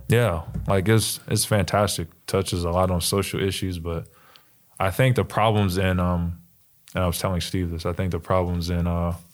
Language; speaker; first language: English; native; English